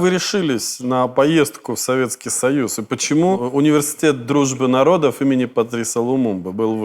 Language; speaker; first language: Russian; native; Russian